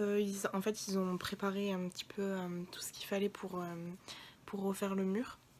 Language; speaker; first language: French; native; French